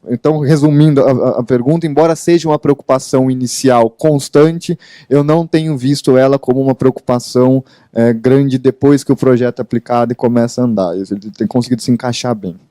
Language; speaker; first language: Portuguese; native; Portuguese